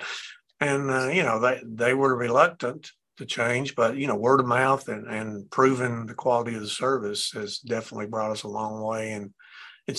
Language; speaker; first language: English; native; English